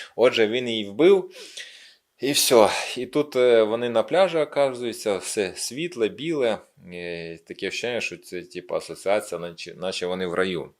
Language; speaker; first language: Ukrainian; non-native, local second language; Russian